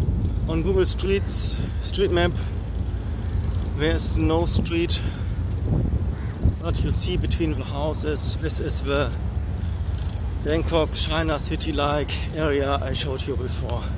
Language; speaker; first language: English; non-native, fluent; German